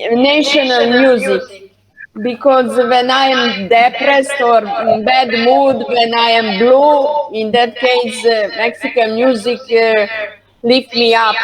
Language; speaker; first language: English; non-native, learner; Hungarian